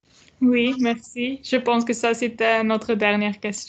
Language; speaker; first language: French; non-native, local second language; Dutch